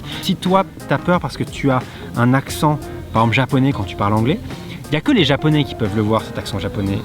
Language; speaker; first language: French; native; French